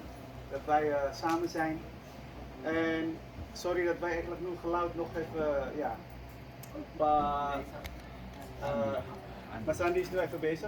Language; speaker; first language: Dutch; non-native, learner; Indonesian